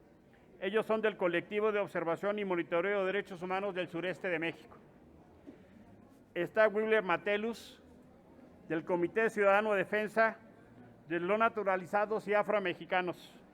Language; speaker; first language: Spanish; native; Spanish